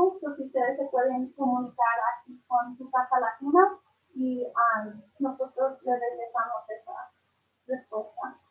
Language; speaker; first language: Spanish; early bilingual, other home language; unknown